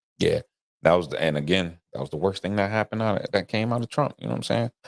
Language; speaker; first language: English; native; English